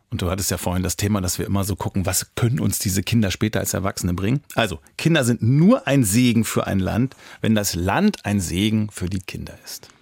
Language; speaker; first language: German; native; German